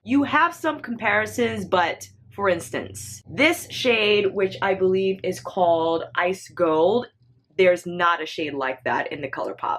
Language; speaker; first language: English; native; English